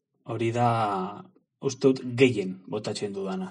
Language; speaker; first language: Basque; non-native, learner; Spanish